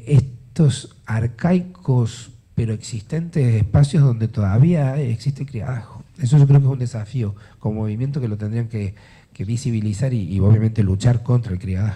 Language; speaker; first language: Spanish; native; Spanish